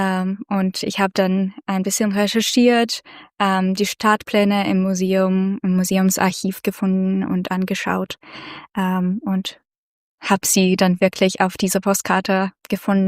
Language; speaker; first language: German; non-native, fluent; Russian